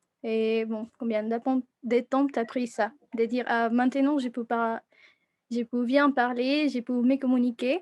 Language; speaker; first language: French; non-native, fluent; Spanish